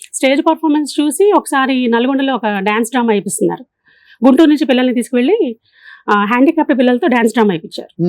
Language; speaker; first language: Telugu; native; Telugu